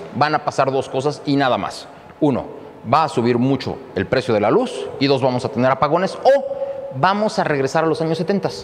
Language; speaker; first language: Spanish; native; Spanish